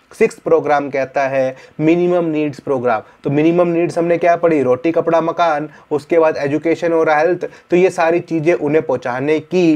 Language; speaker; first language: Hindi; native; Hindi